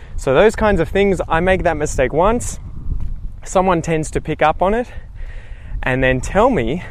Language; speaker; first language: English; native; English